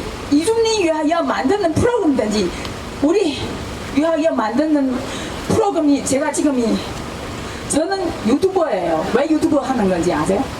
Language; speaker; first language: Korean; non-native, fluent; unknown